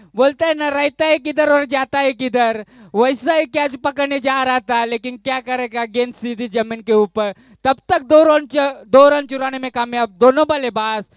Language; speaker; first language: Hindi; non-native, local second language; Marathi